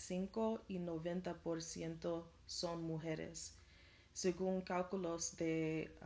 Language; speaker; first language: Spanish; non-native, learner; English